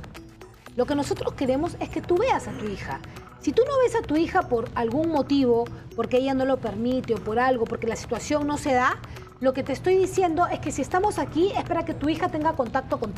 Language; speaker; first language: Spanish; native; Spanish